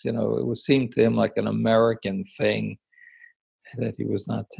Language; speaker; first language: English; native; English